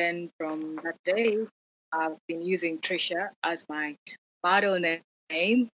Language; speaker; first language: English; non-native, local second language; Acoli